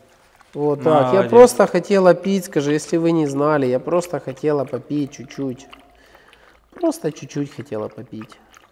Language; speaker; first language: Russian; native; Russian